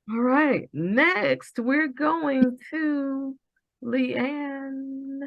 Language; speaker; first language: English; native; English